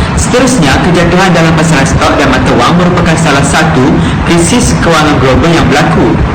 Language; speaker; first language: Malay; native; Malay